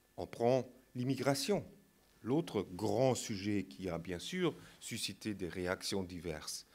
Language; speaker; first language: French; non-native, fluent; German